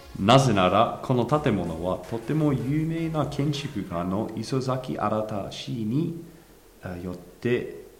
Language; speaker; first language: Japanese; non-native, fluent; English